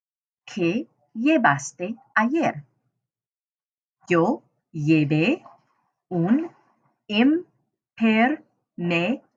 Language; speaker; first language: Spanish; non-native, fluent; English